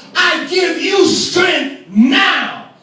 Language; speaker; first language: English; native; English